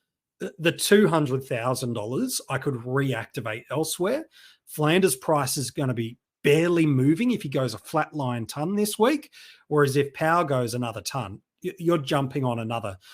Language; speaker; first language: English; native; English